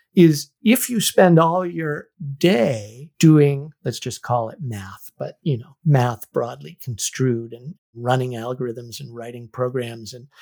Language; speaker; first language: English; native; English